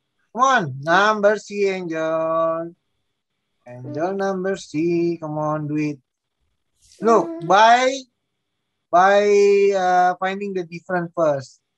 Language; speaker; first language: English; non-native, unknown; Indonesian